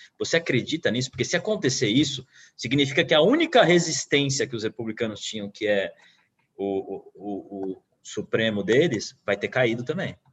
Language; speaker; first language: Portuguese; native; Portuguese